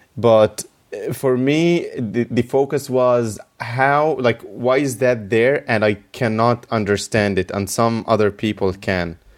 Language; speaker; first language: English; non-native, fluent; Arabic